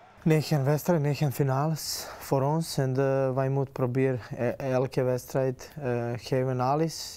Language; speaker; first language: Dutch; non-native, learner; Serbian